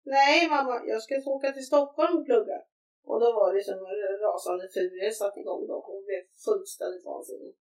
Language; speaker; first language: Swedish; native; Swedish